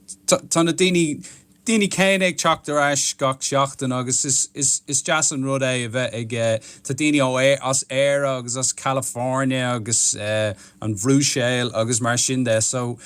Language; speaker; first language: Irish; non-native, local second language; English